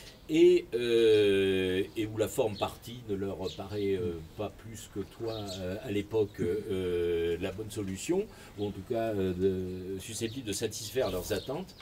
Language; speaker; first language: French; native; French